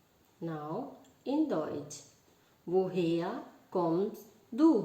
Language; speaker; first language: German; non-native, learner; Hindi